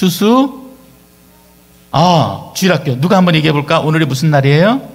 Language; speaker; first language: Korean; native; Korean